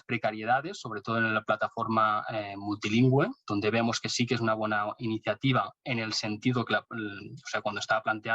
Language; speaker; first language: Spanish; native; Spanish